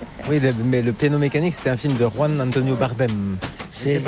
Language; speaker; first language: French; native; French